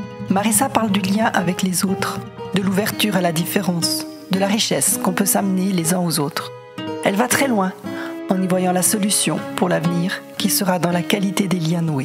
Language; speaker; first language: French; native; French